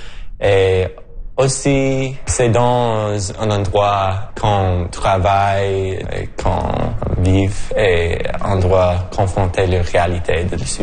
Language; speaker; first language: French; non-native, local second language; English